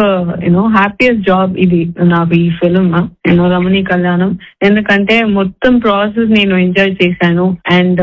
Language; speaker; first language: Telugu; non-native, fluent; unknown